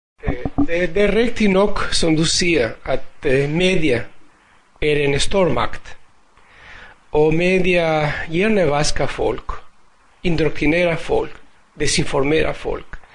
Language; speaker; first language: Danish; non-native, fluent; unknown